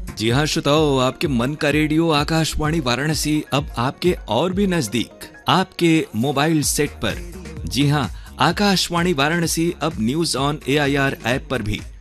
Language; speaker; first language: Hindi; native; Hindi